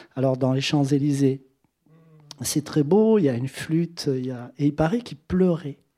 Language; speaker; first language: French; native; French